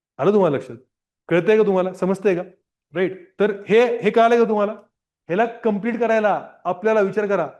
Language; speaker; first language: Marathi; non-native, local second language; Gujarati